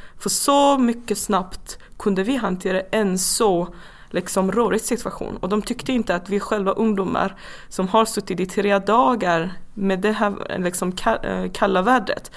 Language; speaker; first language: Swedish; non-native, fluent; Persian